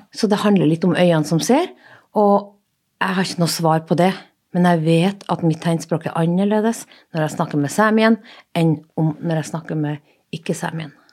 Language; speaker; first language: Norwegian; native; Norwegian